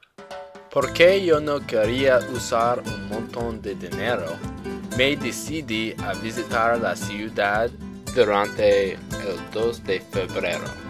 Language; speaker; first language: Spanish; non-native, learner; English